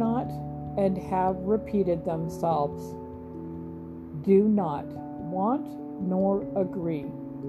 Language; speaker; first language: English; native; English